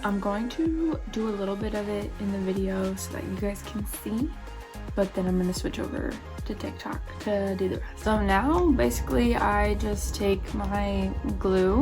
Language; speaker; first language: English; native; English